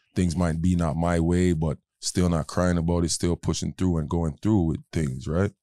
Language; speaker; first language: English; native; English